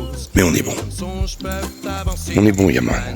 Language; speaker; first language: French; native; French